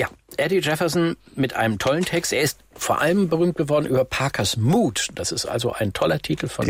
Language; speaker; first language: German; native; German